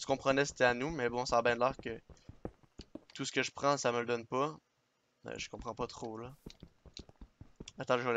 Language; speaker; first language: French; native; French